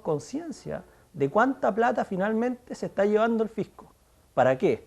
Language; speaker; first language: Spanish; native; Spanish